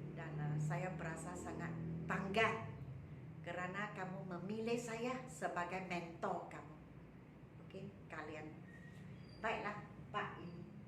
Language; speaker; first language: Malay; non-native, local second language; Chinese